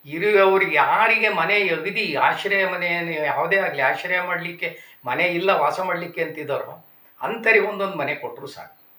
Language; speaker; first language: Kannada; native; Kannada